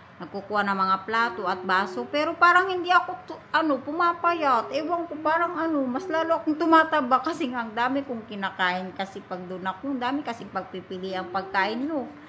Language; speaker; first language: Filipino; native; Filipino